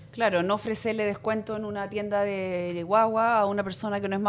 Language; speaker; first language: Spanish; native; Spanish